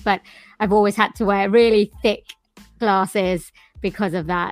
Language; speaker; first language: English; native; English